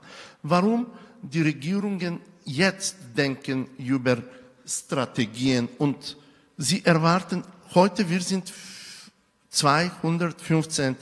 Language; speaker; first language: German; non-native, fluent; Bulgarian